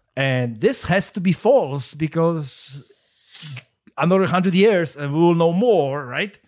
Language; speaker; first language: English; non-native, fluent; Polish